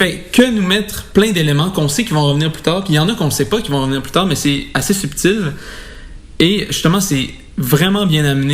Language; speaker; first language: French; native; French